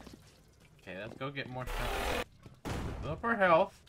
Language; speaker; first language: English; native; English